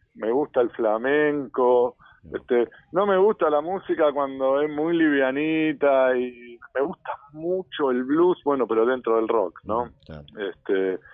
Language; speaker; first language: Spanish; native; Spanish